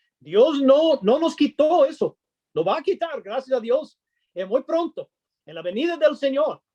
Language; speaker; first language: Spanish; non-native, fluent; English